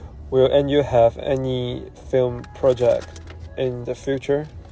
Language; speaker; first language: English; non-native, learner; Chinese